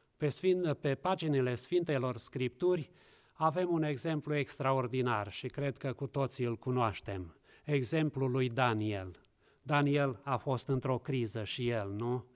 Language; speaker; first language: Romanian; non-native, local second language; Hungarian